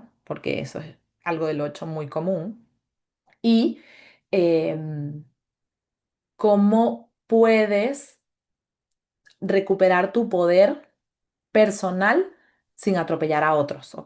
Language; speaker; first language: Spanish; native; Spanish